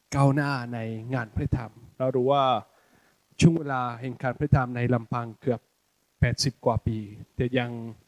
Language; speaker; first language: Thai; non-native, fluent; Spanish